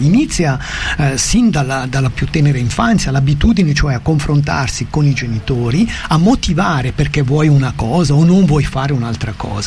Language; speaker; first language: Italian; native; Italian